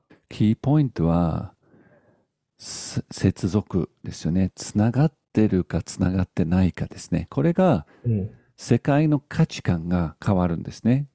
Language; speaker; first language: Japanese; native; Japanese